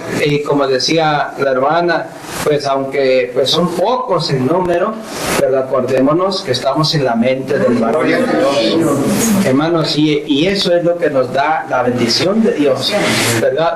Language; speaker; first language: Spanish; native; Spanish